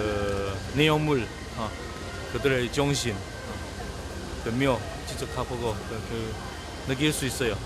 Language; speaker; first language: Korean; non-native, fluent; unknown